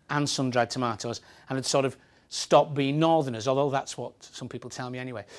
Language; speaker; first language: English; native; English